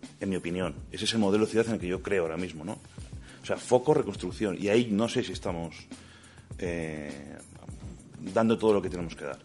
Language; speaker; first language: Spanish; native; Spanish